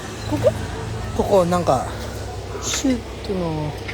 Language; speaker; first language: Japanese; non-native, learner; Filipino